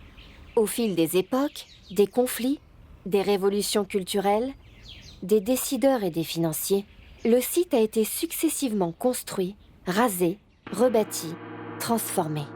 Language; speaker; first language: French; native; French